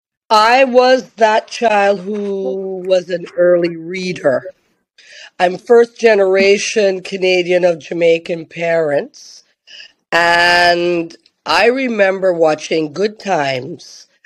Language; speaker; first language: English; native; English